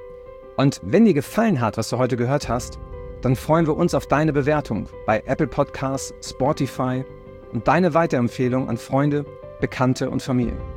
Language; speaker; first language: German; native; German